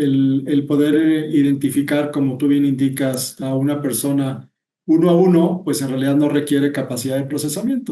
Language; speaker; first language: Spanish; native; Spanish